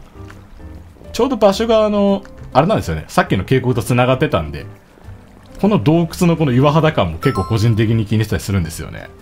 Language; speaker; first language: Japanese; native; Japanese